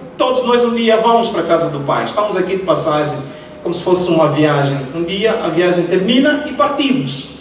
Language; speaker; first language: Portuguese; native; Portuguese